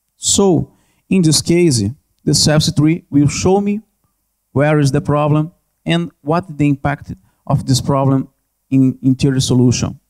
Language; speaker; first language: English; non-native, learner; Portuguese